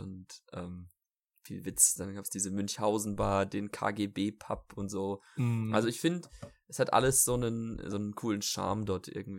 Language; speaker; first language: German; native; German